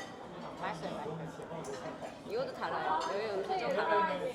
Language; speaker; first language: Korean; non-native, learner; Chinese